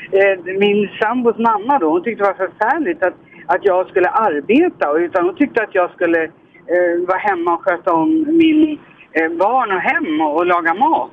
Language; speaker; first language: Swedish; native; Swedish